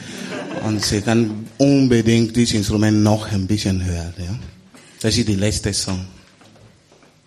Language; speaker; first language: German; non-native, learner; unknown